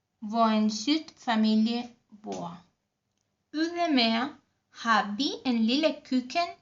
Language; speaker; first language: Danish; non-native, learner; Spanish